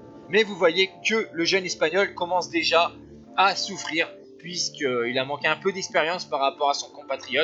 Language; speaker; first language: French; native; French